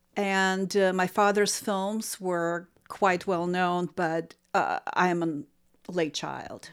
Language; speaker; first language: English; non-native, fluent; Russian